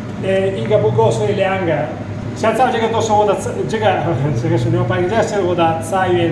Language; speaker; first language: Chinese; non-native, fluent; Italian